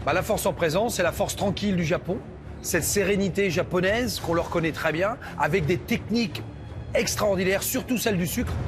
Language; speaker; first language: French; native; French